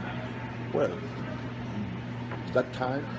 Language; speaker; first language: English; non-native, learner; Spanish